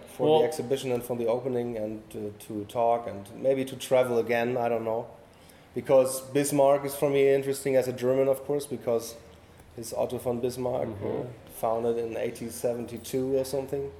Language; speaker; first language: English; non-native, learner; German